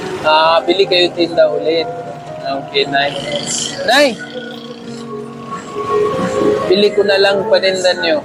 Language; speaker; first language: Filipino; non-native, learner; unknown